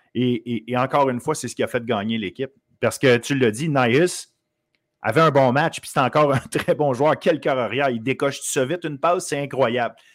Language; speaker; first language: French; native; French